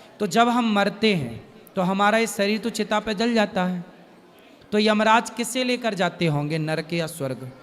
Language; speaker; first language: Hindi; native; Hindi